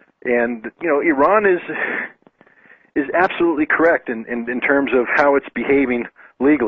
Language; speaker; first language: English; native; English